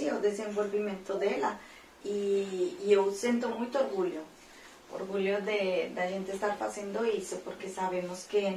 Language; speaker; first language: Portuguese; non-native, fluent; Spanish